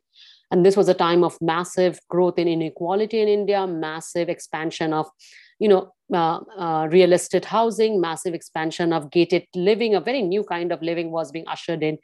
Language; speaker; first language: English; non-native, local second language; Bangla